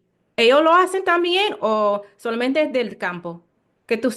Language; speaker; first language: Spanish; non-native, learner; English